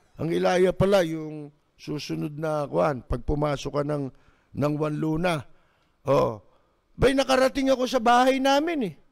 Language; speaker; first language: Filipino; native; Filipino